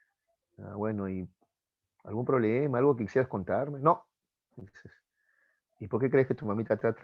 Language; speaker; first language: Spanish; native; Spanish